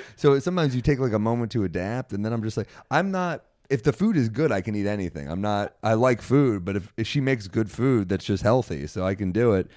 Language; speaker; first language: English; native; English